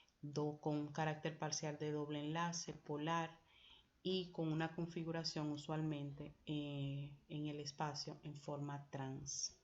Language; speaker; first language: Spanish; native; Spanish